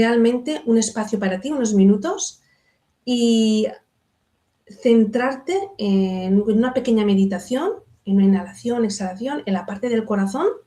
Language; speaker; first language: Spanish; native; Spanish